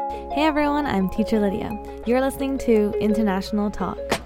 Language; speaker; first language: English; native; English